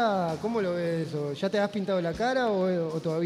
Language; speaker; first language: Spanish; native; Spanish